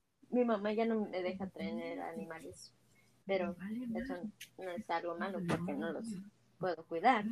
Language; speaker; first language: Spanish; early bilingual, heritage; Spanish